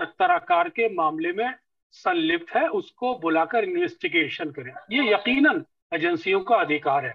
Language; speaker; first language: Hindi; native; Hindi